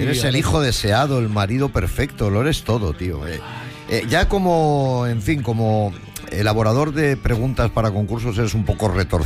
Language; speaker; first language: Spanish; native; Spanish